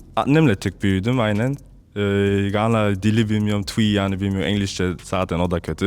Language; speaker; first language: Turkish; early bilingual, heritage; Turkish